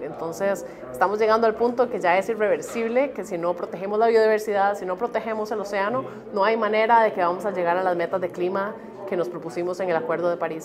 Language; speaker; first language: Spanish; native; Spanish